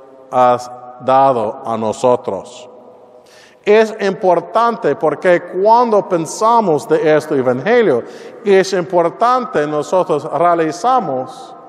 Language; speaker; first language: Spanish; non-native, learner; English